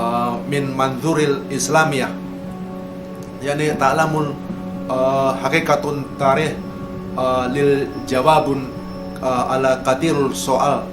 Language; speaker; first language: Arabic; non-native, learner; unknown